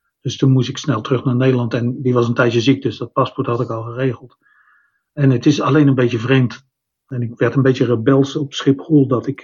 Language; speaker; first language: Dutch; native; Dutch